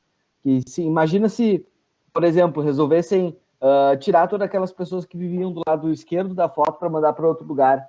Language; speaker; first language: Portuguese; native; Portuguese